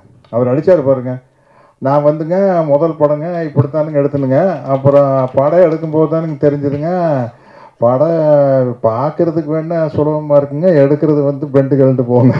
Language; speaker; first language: Tamil; native; Tamil